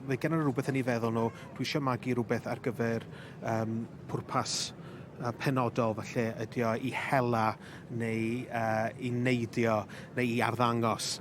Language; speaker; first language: Welsh; native; Welsh